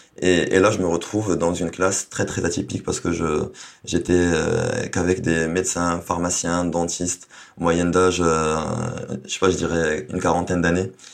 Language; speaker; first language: French; non-native, local second language; Arabic